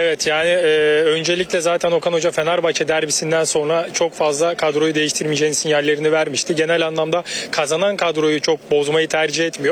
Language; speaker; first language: Turkish; native; Turkish